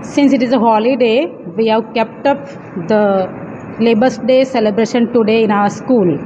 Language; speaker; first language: English; non-native, local second language; Gujarati